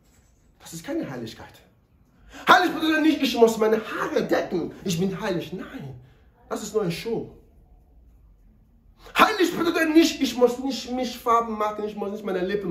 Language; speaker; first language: German; non-native, learner; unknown